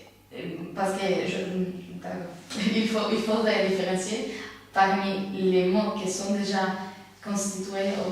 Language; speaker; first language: French; non-native, fluent; Spanish